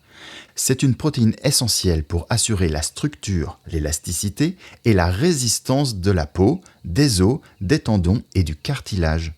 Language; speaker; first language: French; native; French